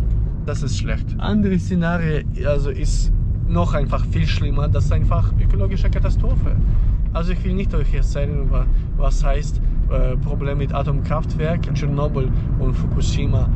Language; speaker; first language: German; non-native, fluent; Ukrainian